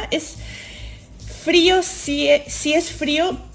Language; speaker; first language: Spanish; early bilingual, other home language; English